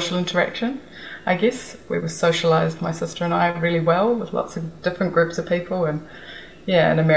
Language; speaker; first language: English; native; English